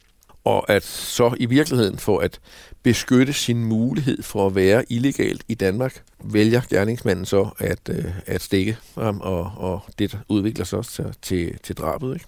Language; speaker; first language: Danish; native; Danish